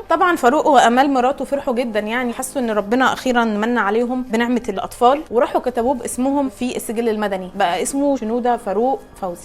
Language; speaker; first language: Egyptian Arabic; native; Egyptian Arabic